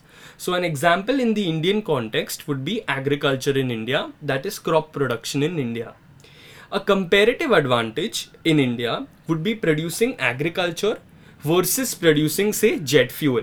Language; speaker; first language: English; non-native, local second language; Hindi